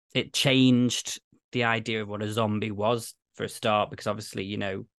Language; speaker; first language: English; native; English